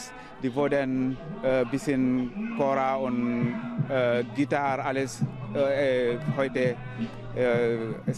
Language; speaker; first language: German; non-native, learner; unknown